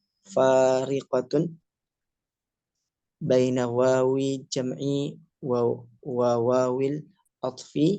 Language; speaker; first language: Arabic; non-native, learner; Indonesian